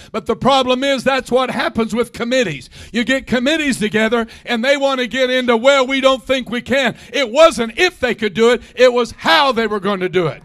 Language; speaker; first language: English; native; English